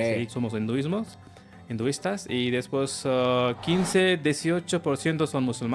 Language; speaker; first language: Spanish; non-native, learner; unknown